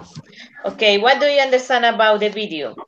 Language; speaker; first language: English; non-native, learner; Spanish